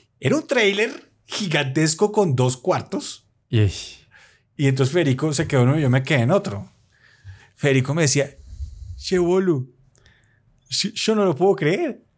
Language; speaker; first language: Spanish; native; Spanish